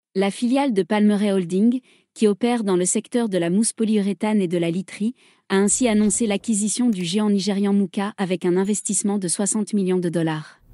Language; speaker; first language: French; non-native, local second language; Arabic